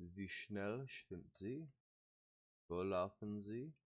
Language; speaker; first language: German; non-native, learner; English